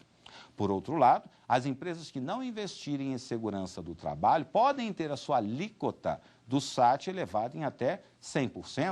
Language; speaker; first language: Portuguese; native; Portuguese